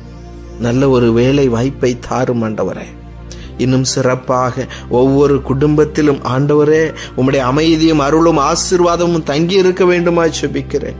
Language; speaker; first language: Tamil; native; Tamil